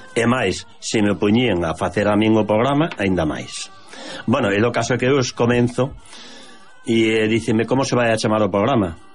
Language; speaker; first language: Galician; early bilingual, heritage; Galician